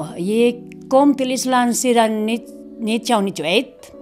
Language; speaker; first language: Icelandic; non-native, learner; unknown